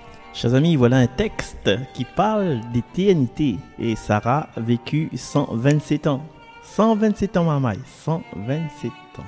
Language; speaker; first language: French; non-native, local second language; Malagasy